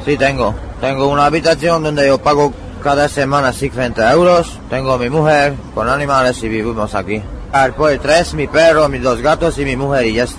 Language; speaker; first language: Spanish; non-native, learner; Hungarian